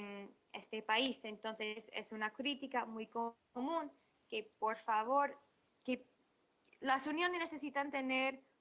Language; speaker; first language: Spanish; non-native, fluent; English